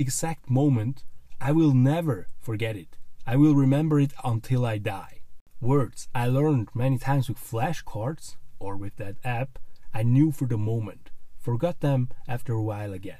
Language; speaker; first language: English; non-native, fluent; German